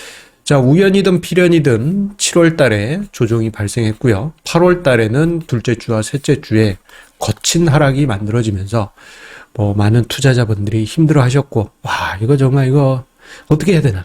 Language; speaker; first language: Korean; native; Korean